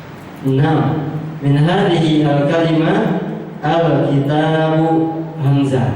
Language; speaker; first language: Arabic; non-native, fluent; Indonesian